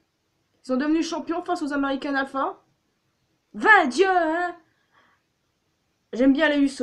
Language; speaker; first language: French; native; French